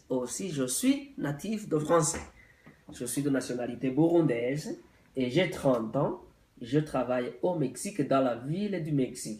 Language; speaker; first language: French; non-native, local second language; Rundi